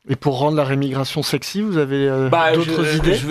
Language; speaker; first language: French; native; French